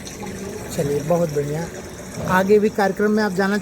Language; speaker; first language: Hindi; native; Hindi